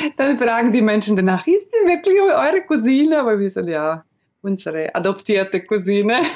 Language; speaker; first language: German; non-native, local second language; Ladin